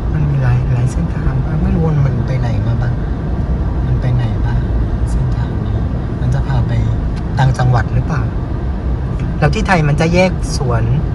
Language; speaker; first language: Thai; non-native, fluent; Vietnamese